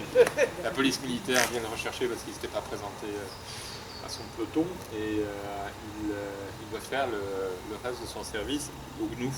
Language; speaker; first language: French; native; French